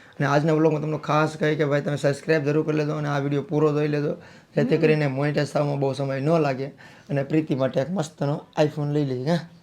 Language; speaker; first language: Gujarati; native; Gujarati